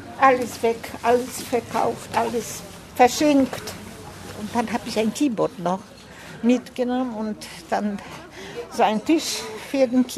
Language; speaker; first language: German; non-native, fluent; Polish